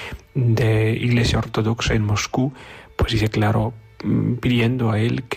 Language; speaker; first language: Spanish; non-native, fluent; Polish